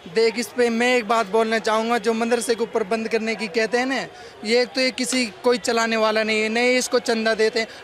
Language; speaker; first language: Hindi; native; Hindi